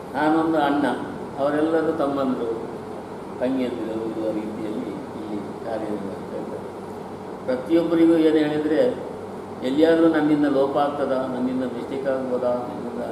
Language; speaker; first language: Kannada; native; Kannada